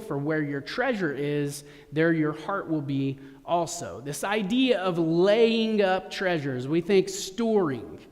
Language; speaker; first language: English; native; English